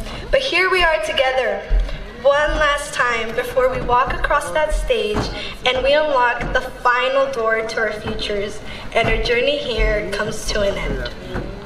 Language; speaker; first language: English; early bilingual, other home language; Spanish